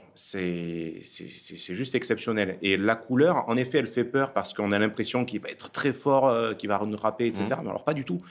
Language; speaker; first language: French; native; French